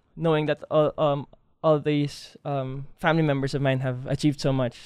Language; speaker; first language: English; non-native, local second language; Filipino